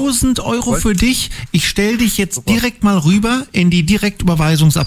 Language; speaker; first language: German; native; German